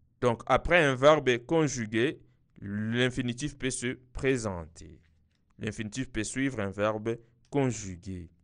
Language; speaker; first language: French; non-native, local second language; Kinyarwanda